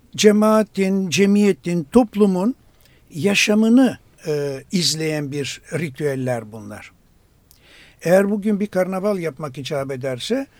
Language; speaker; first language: Turkish; non-native, local second language; Greek